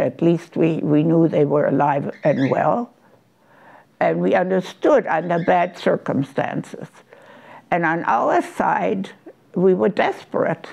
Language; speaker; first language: English; non-native, fluent; German